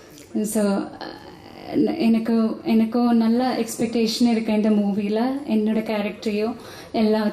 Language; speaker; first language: Tamil; non-native, learner; Malayalam